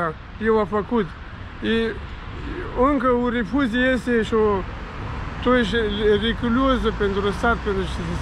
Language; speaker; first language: Romanian; non-native, learner; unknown